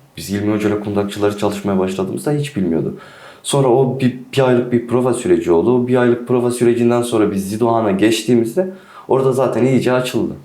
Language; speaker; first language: Turkish; non-native, local second language; Kurdish